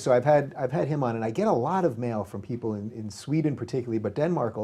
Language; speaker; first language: English; native; English